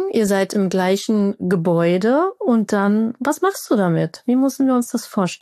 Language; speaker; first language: German; native; German